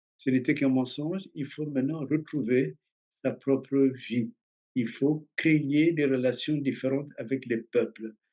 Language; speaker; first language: French; early bilingual, other home language; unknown